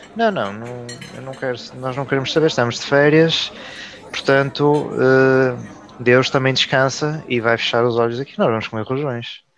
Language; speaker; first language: Portuguese; native; Portuguese